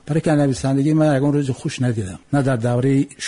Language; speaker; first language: Tajik; native; Tajik